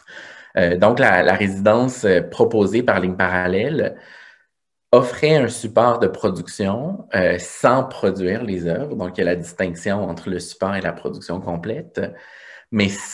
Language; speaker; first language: French; native; French